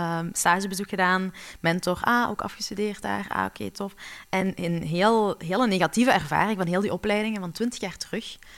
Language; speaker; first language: Dutch; early bilingual, other home language; Arabic